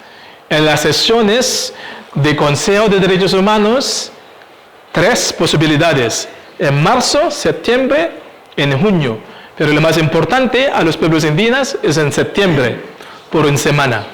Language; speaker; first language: Spanish; non-native, fluent; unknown